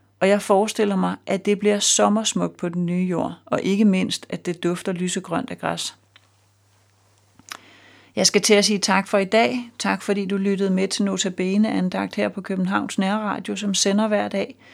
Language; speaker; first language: Danish; native; Danish